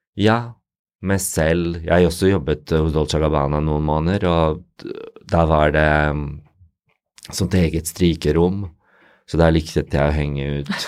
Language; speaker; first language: Norwegian; early bilingual, other home language; Bosnian